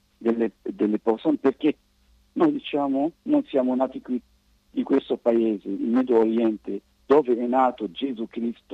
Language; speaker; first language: Italian; non-native, fluent; Arabic